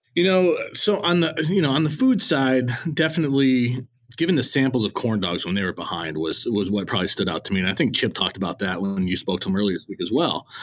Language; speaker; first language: English; native; English